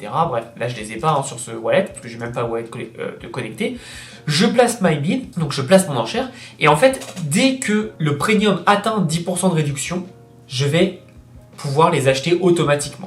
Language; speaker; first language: French; native; French